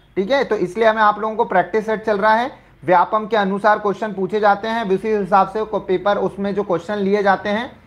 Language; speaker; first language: Hindi; native; Hindi